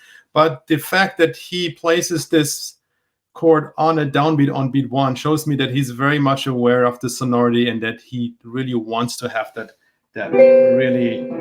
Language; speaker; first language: English; non-native, fluent; German